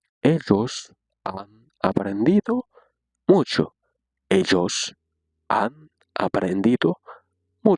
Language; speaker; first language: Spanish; non-native, learner; Haitian Creole